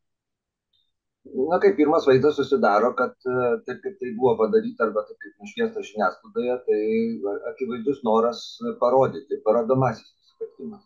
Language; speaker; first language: Lithuanian; native; Lithuanian